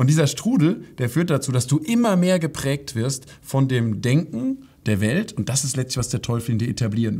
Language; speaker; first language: German; native; German